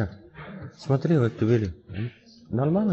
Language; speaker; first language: Russian; non-native, learner; Chinese